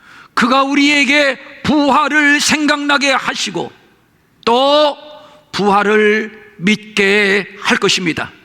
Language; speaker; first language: Korean; native; Korean